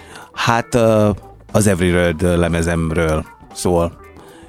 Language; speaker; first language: Hungarian; non-native, fluent; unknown